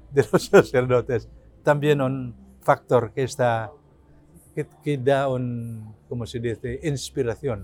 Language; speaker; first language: Spanish; non-native, learner; Cebuano